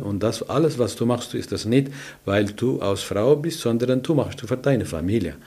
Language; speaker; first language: German; non-native, learner; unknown